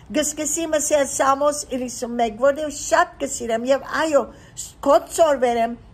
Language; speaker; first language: Armenian; early bilingual, heritage; Armenian